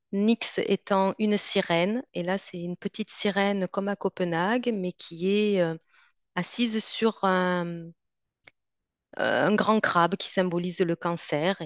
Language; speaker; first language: French; native; French